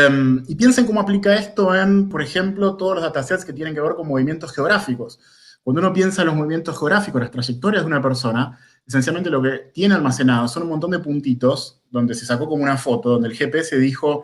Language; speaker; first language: Spanish; native; Spanish